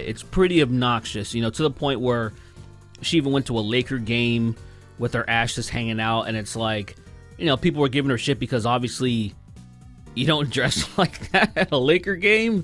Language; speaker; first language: English; native; English